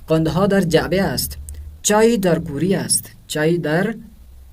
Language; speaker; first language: Persian; non-native, fluent; Urdu